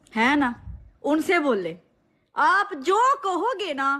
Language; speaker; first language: Urdu; non-native, local second language; Punjabi